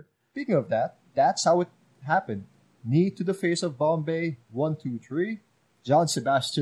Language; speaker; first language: English; non-native, local second language; Filipino